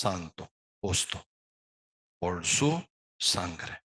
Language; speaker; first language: Spanish; non-native, learner; Korean